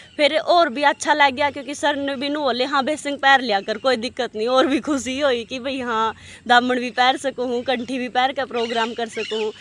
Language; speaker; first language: Hindi; native; Hindi